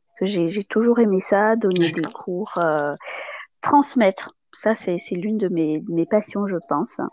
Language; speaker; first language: French; non-native, local second language; Malagasy